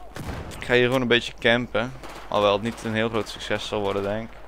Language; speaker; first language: Dutch; native; Dutch